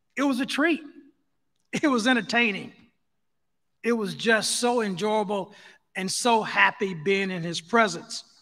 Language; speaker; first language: English; native; English